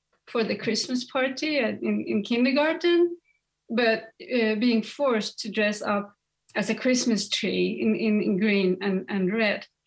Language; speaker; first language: English; non-native, fluent; Swedish